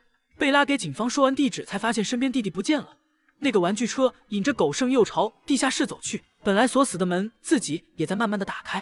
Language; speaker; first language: Chinese; native; Chinese